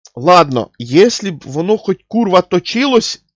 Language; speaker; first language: Ukrainian; non-native, local second language; Russian